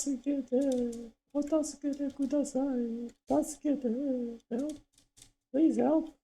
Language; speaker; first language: Japanese; non-native, learner; English